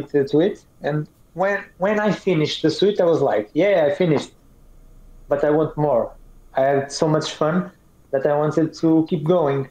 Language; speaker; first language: English; non-native, fluent; Portuguese